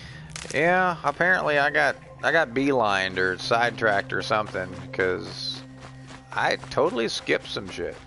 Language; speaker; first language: English; native; English